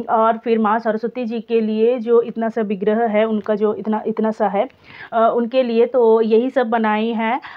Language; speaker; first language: Hindi; non-native, local second language; Bangla